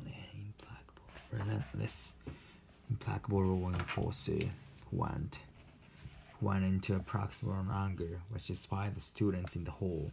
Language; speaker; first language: English; non-native, fluent; Japanese